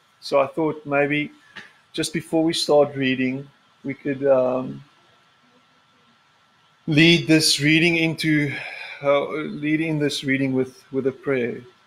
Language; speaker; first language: English; non-native, local second language; Afrikaans